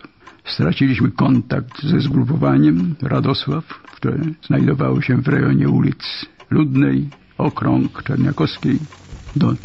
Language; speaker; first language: Polish; native; Polish